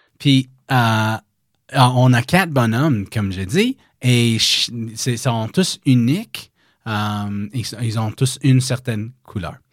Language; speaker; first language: French; native; French